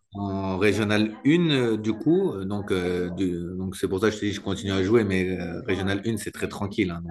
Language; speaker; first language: French; native; French